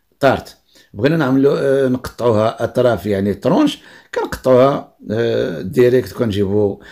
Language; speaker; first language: Arabic; native; Arabic